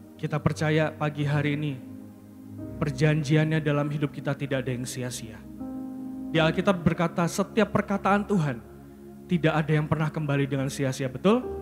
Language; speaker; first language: Indonesian; native; Indonesian